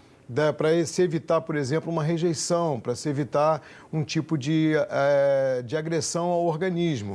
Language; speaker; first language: Portuguese; native; Portuguese